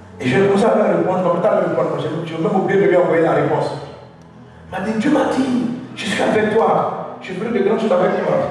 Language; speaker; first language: French; non-native, local second language; Dyula